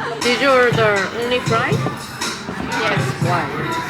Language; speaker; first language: English; non-native, learner; Korean